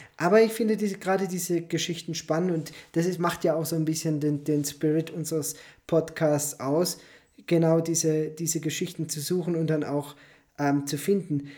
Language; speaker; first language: German; native; German